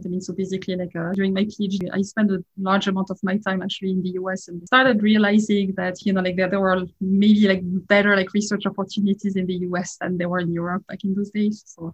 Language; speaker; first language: English; non-native, fluent; French